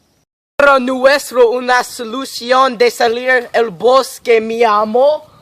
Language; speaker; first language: Spanish; non-native, learner; English